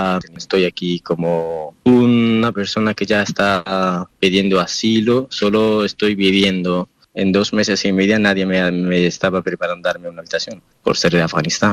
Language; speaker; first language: Spanish; non-native, learner; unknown